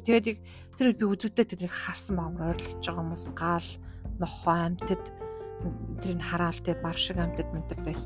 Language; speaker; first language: Mongolian; native; Mongolian